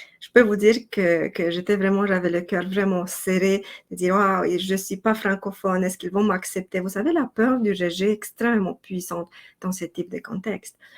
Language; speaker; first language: French; non-native, fluent; Romanian